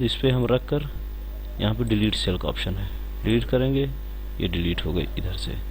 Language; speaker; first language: Hindi; native; Hindi